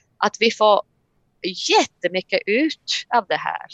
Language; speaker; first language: Swedish; non-native, fluent; Latvian